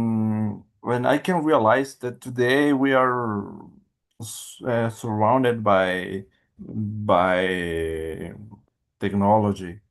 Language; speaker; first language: English; non-native, learner; Spanish